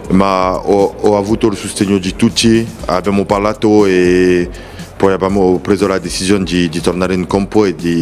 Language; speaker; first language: Italian; non-native, fluent; French